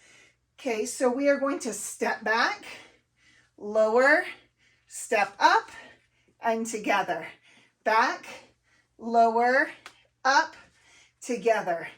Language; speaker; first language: English; native; English